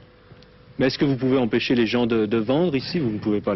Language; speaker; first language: French; native; French